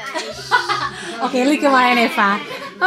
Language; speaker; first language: Dutch; non-native, learner; Indonesian